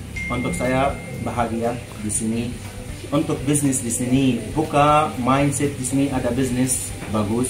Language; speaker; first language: Indonesian; non-native, learner; Arabic